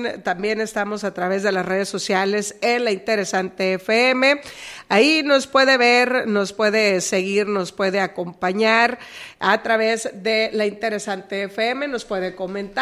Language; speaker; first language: Spanish; native; Spanish